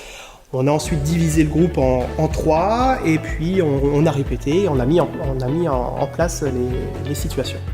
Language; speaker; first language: French; native; French